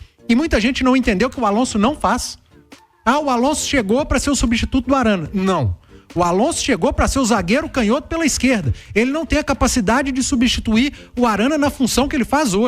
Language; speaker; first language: Portuguese; native; Portuguese